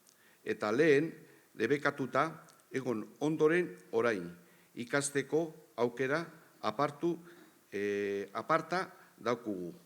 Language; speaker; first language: Basque; non-native, local second language; Spanish